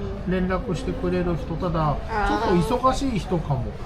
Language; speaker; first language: Japanese; native; Japanese